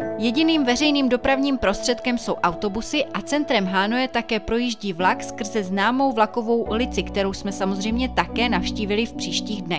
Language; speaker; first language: Czech; native; Czech